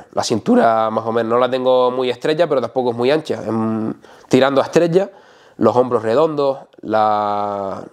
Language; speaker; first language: Spanish; native; Spanish